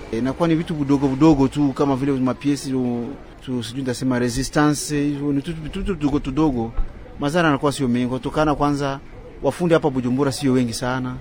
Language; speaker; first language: Swahili; non-native, local second language; Rundi